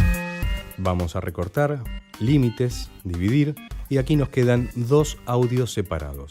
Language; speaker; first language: Spanish; native; Spanish